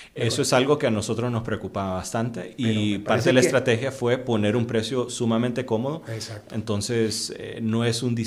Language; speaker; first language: Spanish; native; Spanish